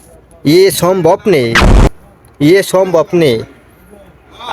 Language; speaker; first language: Hindi; non-native, learner; Bangla